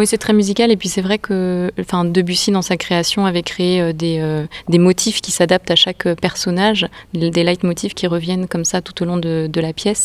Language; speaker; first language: French; native; French